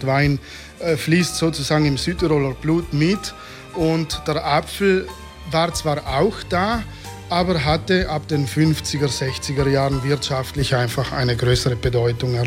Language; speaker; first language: German; native; German